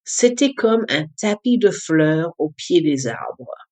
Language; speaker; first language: French; early bilingual, other home language; English